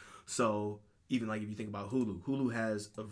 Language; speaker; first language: English; native; English